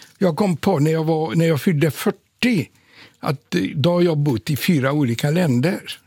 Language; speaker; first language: Swedish; non-native, fluent; Polish